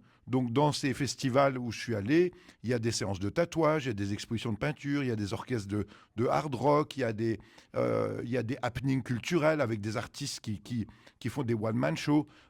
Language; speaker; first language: French; native; French